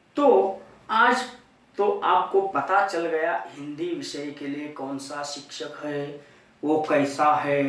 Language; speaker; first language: Hindi; non-native, local second language; Marathi